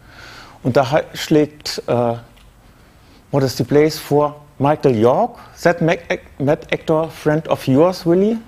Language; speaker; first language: German; native; German